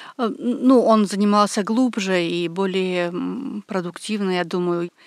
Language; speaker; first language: Russian; non-native, local second language; Armenian